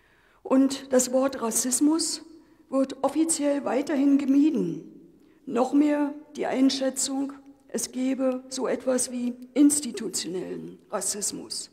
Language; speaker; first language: German; native; German